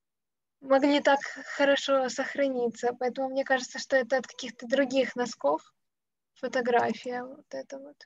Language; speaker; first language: Russian; native; Russian